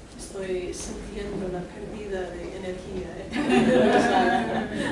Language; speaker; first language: Spanish; non-native, fluent; English